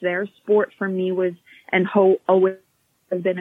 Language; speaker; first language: English; native; English